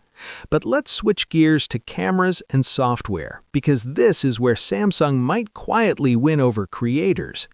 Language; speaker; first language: English; native; English